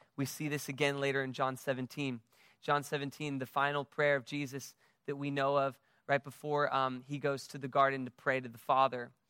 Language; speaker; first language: English; native; English